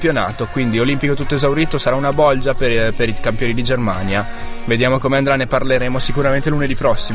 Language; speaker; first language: Italian; native; Italian